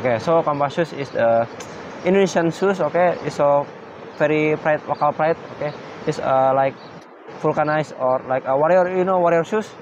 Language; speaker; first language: English; non-native, learner; Indonesian